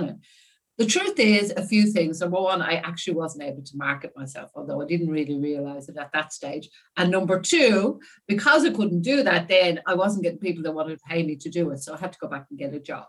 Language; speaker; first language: English; native; English